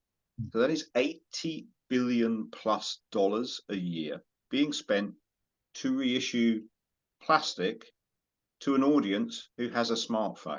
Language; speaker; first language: English; native; English